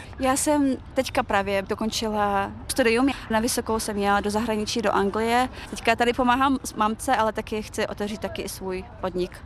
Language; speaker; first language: Czech; early bilingual, other home language; Chechen